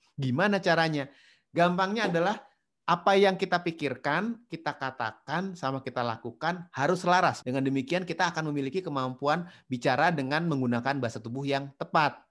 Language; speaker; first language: Indonesian; native; Indonesian